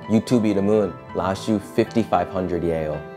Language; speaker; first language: Korean; non-native, learner; English